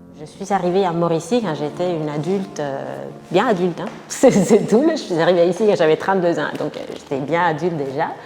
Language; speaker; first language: French; non-native, fluent; Spanish